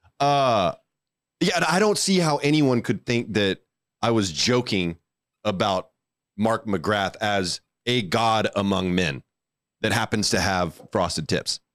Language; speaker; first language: English; native; English